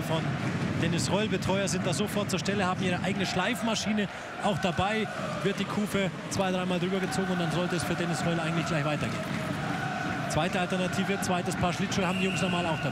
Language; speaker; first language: German; native; German